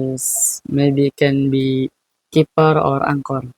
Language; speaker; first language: English; non-native, learner; Indonesian